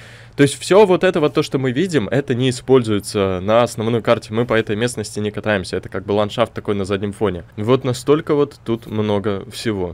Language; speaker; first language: Russian; native; Russian